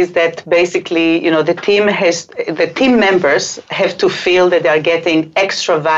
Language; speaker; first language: English; non-native, fluent; Hebrew